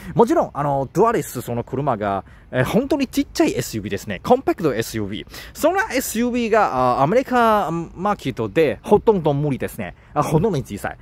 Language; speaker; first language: Japanese; non-native, learner; Chinese